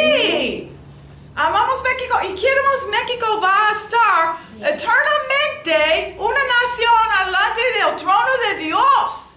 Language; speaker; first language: Spanish; non-native, learner; English